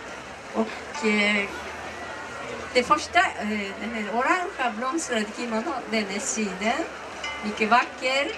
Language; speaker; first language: Swedish; non-native, learner; Japanese